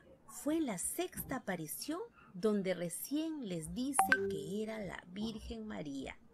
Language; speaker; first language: Spanish; native; Spanish